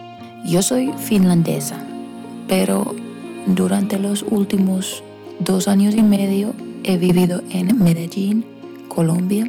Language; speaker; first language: Spanish; non-native, fluent; Finnish